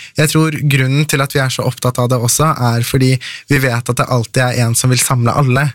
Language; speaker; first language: Norwegian; early bilingual, other home language; Persian